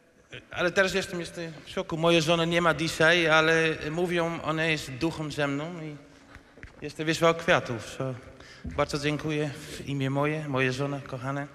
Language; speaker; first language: Polish; non-native, fluent; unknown